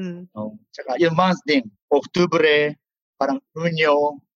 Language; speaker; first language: Filipino; non-native, learner; Japanese